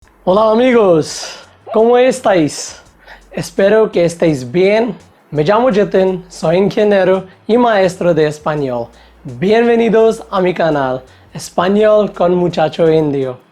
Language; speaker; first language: Spanish; non-native, fluent; Hindi